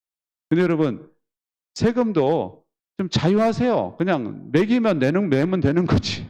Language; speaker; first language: Korean; native; Korean